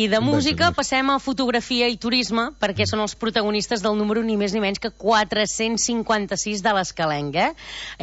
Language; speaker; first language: Catalan; native; Catalan